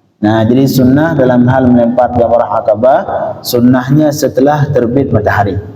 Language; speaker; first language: Malay; native; Malay